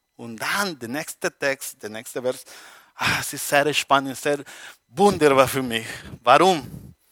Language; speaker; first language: German; non-native, learner; Spanish